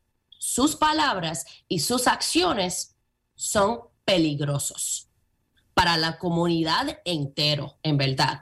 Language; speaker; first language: Spanish; early bilingual, heritage; Spanish